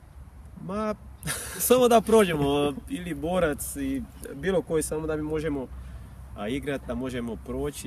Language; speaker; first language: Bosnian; non-native, fluent; Portuguese